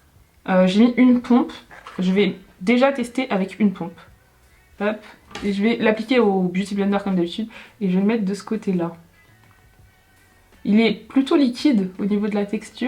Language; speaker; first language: French; native; French